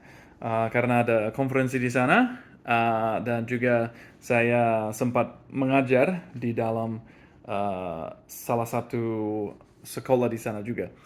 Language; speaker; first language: Indonesian; non-native, fluent; English